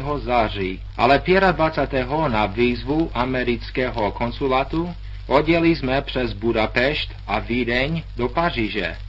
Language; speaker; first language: Czech; early bilingual, heritage; Czech